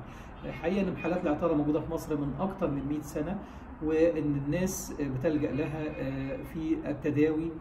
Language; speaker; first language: Arabic; native; Arabic